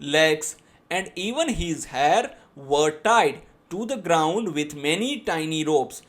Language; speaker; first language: English; non-native, local second language; Gujarati